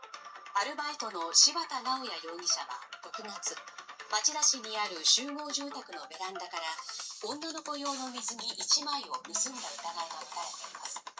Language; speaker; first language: Japanese; native; Japanese